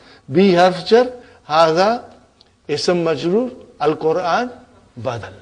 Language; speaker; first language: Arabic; non-native, fluent; Urdu